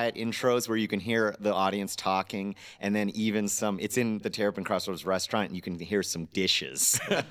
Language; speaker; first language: English; native; English